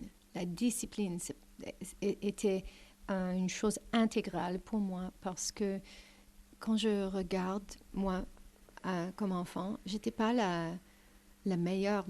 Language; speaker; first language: French; non-native, fluent; English